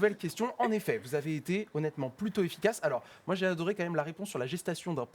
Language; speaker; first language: French; native; French